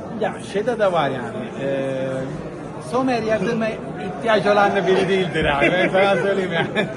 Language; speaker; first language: Turkish; non-native, fluent; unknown